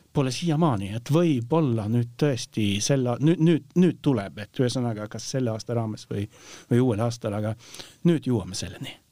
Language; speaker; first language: Estonian; non-native, fluent; Norwegian